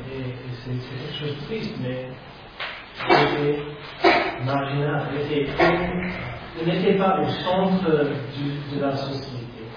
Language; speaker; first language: French; non-native, fluent; English